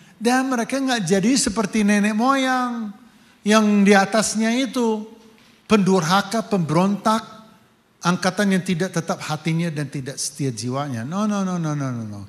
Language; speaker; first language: Indonesian; non-native, fluent; English